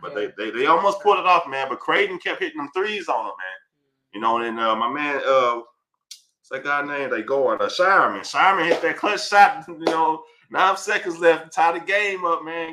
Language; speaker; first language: English; native; English